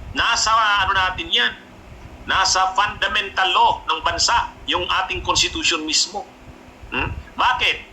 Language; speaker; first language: Filipino; non-native, local second language; Bikol